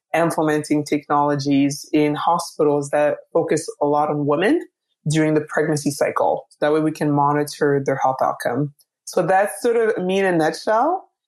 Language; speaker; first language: English; early bilingual, other home language; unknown